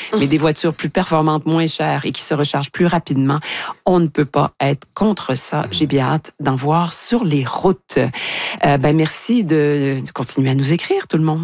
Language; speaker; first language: French; native; French